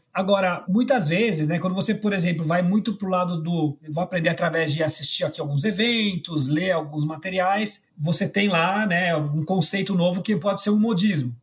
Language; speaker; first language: Portuguese; early bilingual, other home language; Spanish